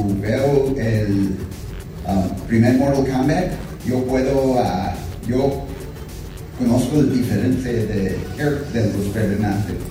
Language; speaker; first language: Spanish; early bilingual, heritage; English